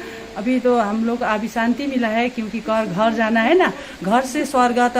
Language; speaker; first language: Hindi; non-native, local second language; Nepali